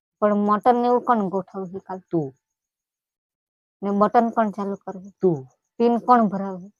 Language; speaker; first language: Gujarati; native; Gujarati